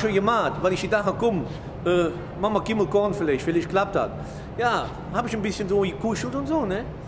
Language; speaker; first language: German; native; German